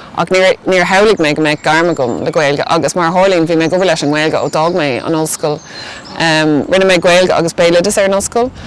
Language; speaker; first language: Irish; non-native, local second language; English